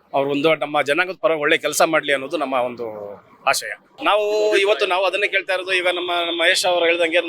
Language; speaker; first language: Kannada; non-native, local second language; Lambadi